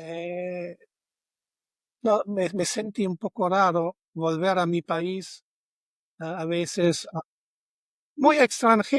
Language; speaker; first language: Spanish; non-native, fluent; German